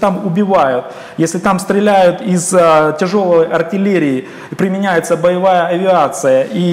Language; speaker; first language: Russian; native; Russian